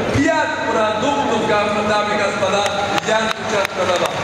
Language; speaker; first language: Russian; non-native, fluent; Swedish